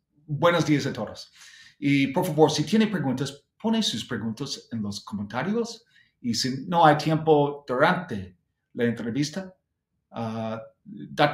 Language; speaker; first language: Spanish; non-native, fluent; English